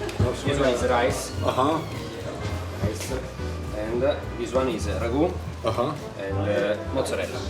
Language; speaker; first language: English; non-native, learner; Italian